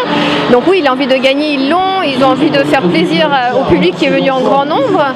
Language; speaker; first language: French; native; French